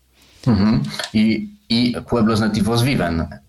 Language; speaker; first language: Spanish; non-native, learner; Polish